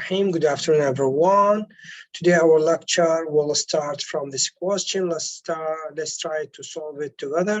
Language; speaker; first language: English; non-native, local second language; Arabic